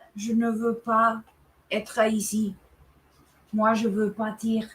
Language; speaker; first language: French; non-native, learner; English